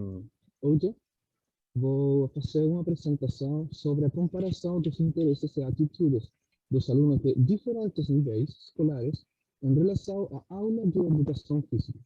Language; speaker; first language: Portuguese; non-native, learner; Spanish